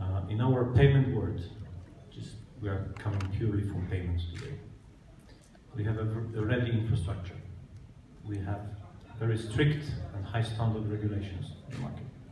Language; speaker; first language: English; non-native, fluent; Polish